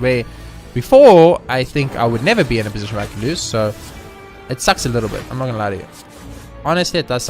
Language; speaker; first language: English; native; English